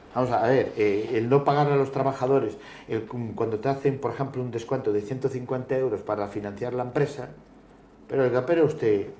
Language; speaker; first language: Spanish; native; Spanish